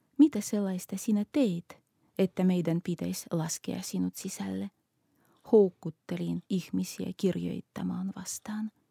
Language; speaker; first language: Finnish; non-native, fluent; Russian